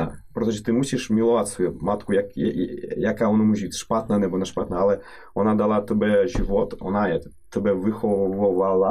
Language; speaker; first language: Czech; non-native, fluent; Russian